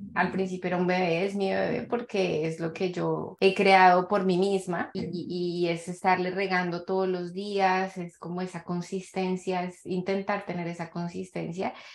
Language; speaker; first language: Spanish; native; Spanish